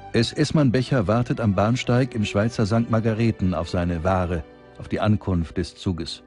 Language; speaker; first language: German; native; German